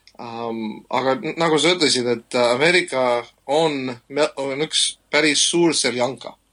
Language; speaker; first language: Estonian; non-native, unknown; English